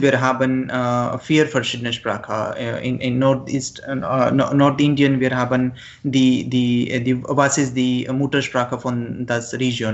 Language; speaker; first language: German; non-native, learner; Marathi